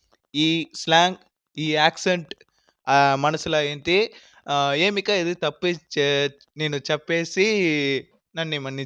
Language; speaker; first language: Telugu; non-native, learner; Tamil